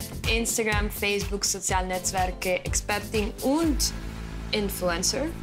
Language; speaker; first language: German; non-native, learner; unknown